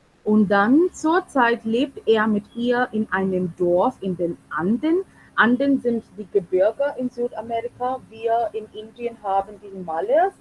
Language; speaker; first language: German; non-native, fluent; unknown